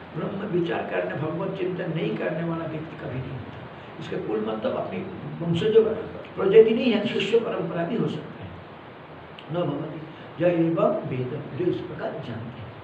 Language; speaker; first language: Hindi; non-native, local second language; Malayalam